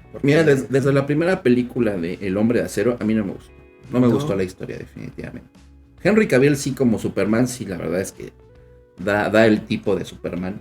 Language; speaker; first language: Spanish; native; Spanish